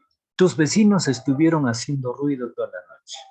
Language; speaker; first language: Spanish; native; Spanish